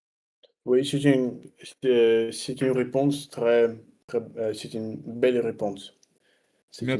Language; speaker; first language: French; non-native, learner; Russian